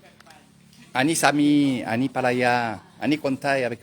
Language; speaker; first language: Thai; non-native, learner; French